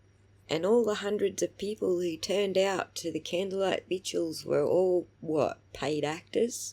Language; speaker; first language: English; native; English